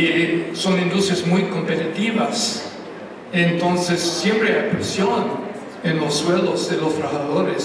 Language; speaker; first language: Spanish; non-native, fluent; English